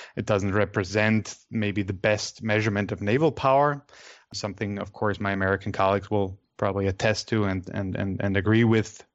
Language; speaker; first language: English; non-native, fluent; German